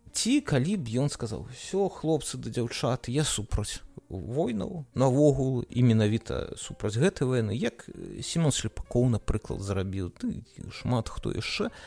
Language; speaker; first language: Belarusian; non-native, local second language; Russian